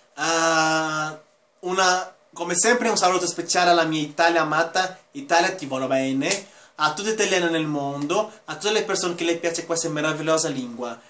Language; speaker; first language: Italian; non-native, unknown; Spanish